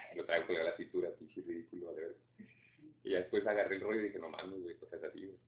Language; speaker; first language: Spanish; native; Spanish